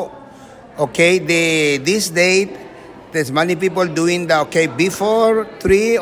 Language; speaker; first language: English; non-native, learner; Spanish